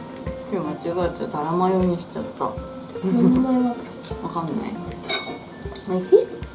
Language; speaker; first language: Japanese; native; Japanese